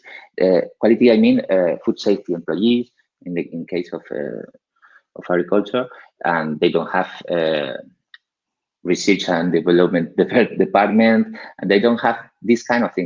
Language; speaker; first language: English; non-native, learner; Spanish